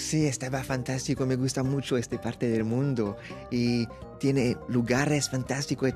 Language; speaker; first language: Spanish; non-native, learner; French